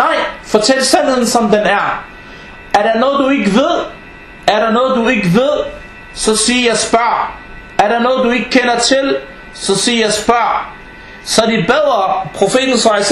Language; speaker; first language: Danish; early bilingual, other home language; Arabic